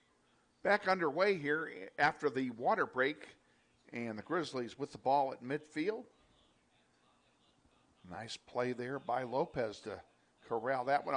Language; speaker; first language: English; native; English